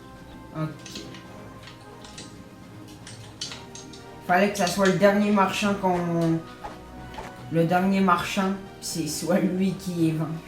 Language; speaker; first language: French; native; French